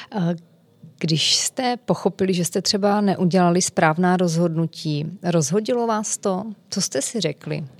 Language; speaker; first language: Czech; native; Czech